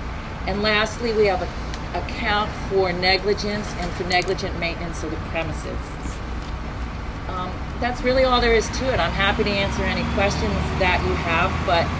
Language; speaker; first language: English; native; English